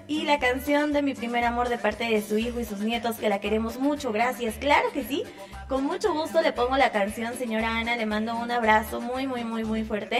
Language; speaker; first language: Spanish; native; Spanish